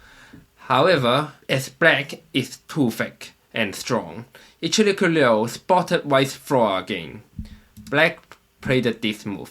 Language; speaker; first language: English; non-native, fluent; Chinese